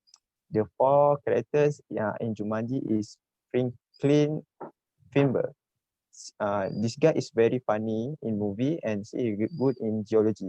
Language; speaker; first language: English; non-native, learner; Malay